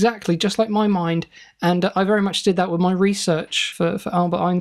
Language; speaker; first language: English; native; English